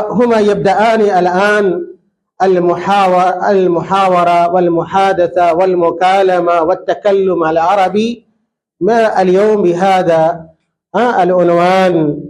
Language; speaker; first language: Arabic; non-native, fluent; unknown